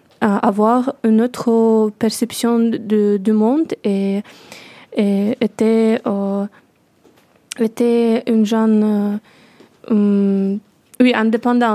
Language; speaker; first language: French; non-native, learner; Russian